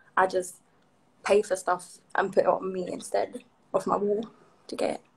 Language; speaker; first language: English; native; English